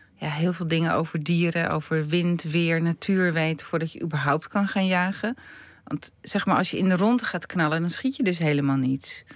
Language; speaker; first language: Dutch; native; Dutch